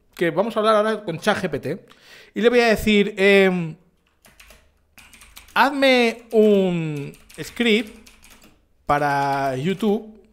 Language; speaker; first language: Spanish; native; Spanish